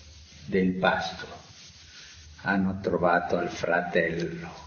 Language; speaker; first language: Italian; non-native, fluent; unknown